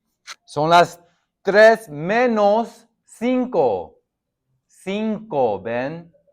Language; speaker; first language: Spanish; non-native, fluent; English